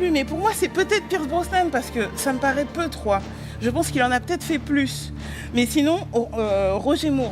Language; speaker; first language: French; native; French